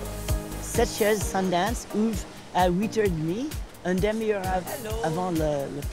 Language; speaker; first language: French; non-native, fluent; English